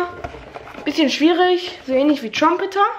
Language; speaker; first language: German; native; German